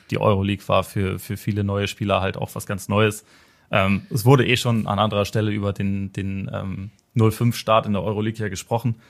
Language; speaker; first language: German; native; German